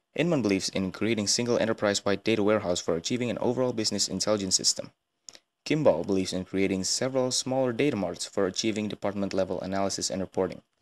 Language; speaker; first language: English; non-native, fluent; Indonesian